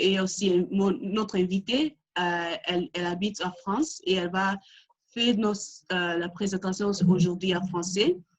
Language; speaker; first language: French; non-native, learner; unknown